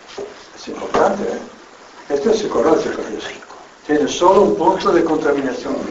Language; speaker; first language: Spanish; non-native, learner; Italian